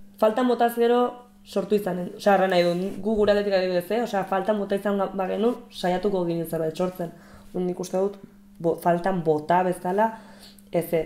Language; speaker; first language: Basque; native; Basque